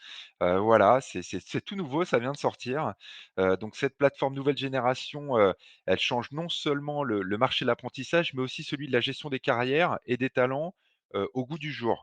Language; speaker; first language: French; native; French